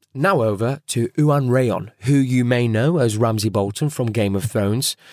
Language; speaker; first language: English; native; English